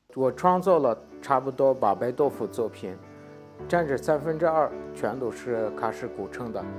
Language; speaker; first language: Chinese; native; Chinese